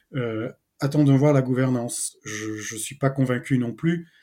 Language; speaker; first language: French; native; French